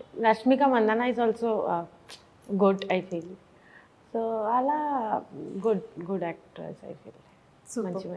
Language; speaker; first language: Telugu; non-native, fluent; Bangla